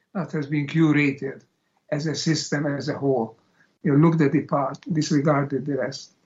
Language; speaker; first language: English; non-native, fluent; Hungarian